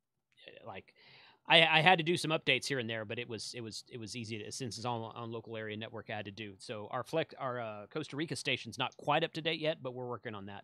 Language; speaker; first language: English; native; English